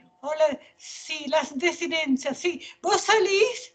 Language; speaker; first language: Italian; non-native, fluent; Spanish